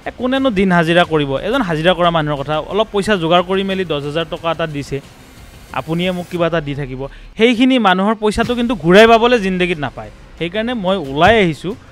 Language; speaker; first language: Assamese; native; Assamese